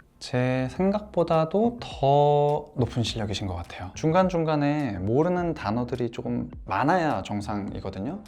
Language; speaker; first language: Korean; native; Korean